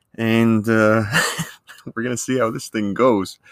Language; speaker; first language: English; native; English